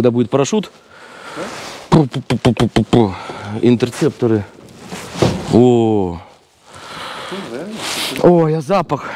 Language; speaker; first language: Russian; native; Russian